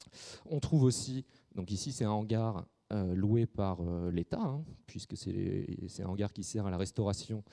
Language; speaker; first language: French; native; French